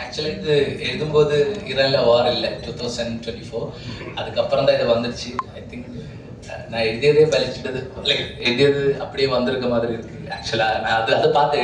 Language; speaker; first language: Tamil; non-native, fluent; Malayalam